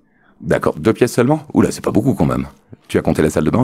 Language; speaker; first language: French; native; French